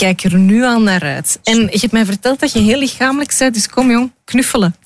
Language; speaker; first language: Dutch; native; Dutch